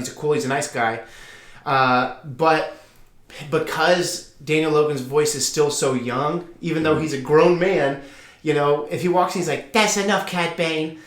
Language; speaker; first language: English; native; English